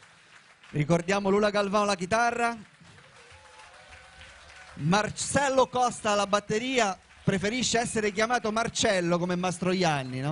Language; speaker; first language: Italian; native; Italian